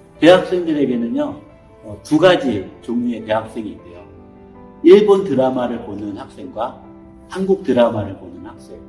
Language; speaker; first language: Korean; native; Korean